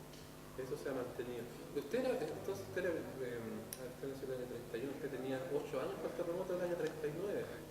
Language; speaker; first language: Spanish; native; Spanish